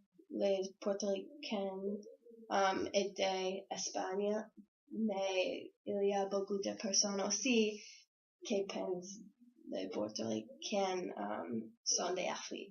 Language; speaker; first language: French; non-native, learner; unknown